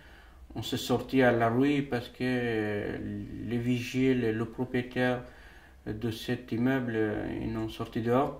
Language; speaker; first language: French; non-native, fluent; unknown